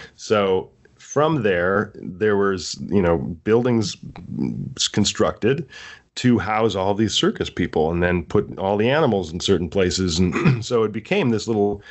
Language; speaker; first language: English; native; English